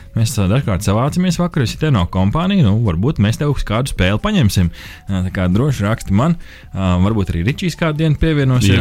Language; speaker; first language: Latvian; native; Latvian